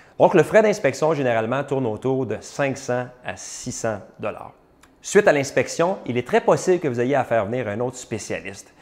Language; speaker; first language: French; native; French